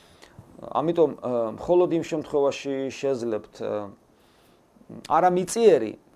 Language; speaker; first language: Georgian; native; Georgian